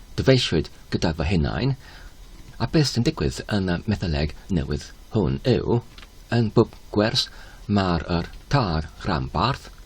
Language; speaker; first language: Welsh; non-native, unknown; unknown